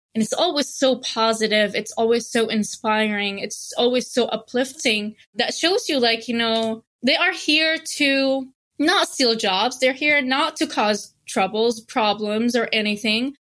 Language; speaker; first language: English; non-native, fluent; Arabic